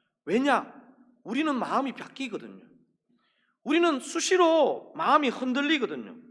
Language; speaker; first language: Korean; native; Korean